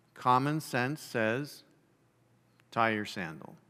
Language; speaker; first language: English; native; English